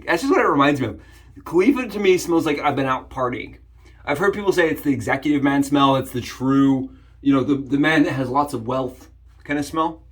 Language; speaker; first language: English; native; English